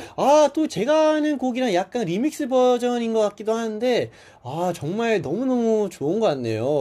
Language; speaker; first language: Korean; early bilingual, heritage; Korean